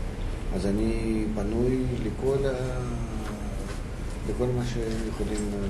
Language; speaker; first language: Hebrew; non-native, fluent; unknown